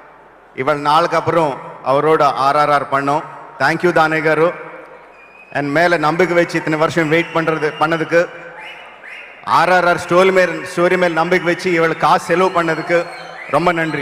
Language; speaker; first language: Tamil; non-native, local second language; Telugu